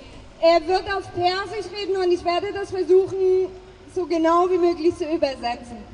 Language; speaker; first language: German; non-native, fluent; Persian